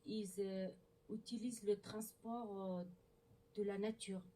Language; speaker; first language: French; non-native, learner; Mongolian